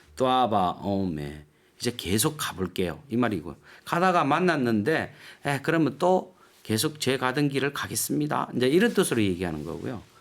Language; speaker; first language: Korean; native; Korean